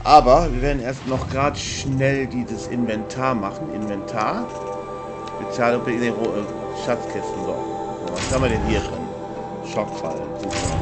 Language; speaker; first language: German; native; German